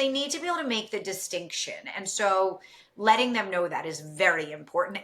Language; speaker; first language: English; native; English